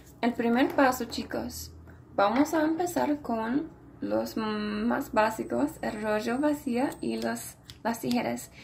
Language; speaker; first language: Spanish; non-native, fluent; English